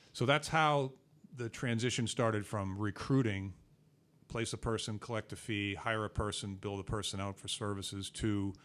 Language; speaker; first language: English; native; English